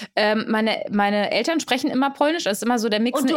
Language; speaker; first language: German; early bilingual, other home language; Polish